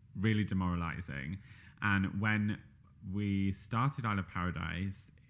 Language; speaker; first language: English; native; English